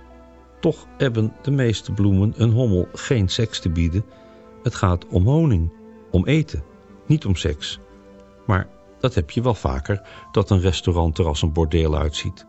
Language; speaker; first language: Dutch; native; Dutch